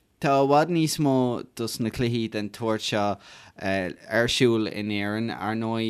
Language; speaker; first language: Irish; native; Irish